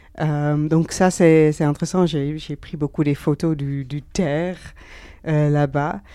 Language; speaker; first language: French; non-native, learner; Dutch